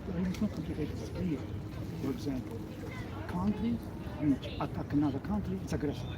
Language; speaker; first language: English; non-native, learner; Ukrainian